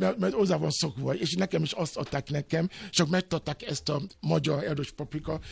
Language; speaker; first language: Hungarian; non-native, fluent; Yoruba